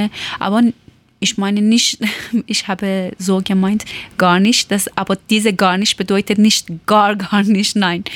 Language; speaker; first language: German; non-native, learner; Persian